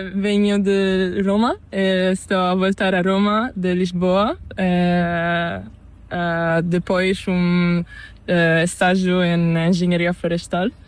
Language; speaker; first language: Spanish; non-native, learner; Italian